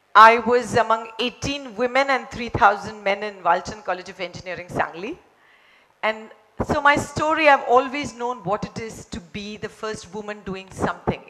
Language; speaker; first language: English; non-native, local second language; Marathi